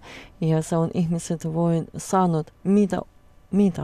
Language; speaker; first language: Finnish; non-native, learner; Russian